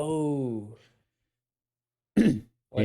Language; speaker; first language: English; native; English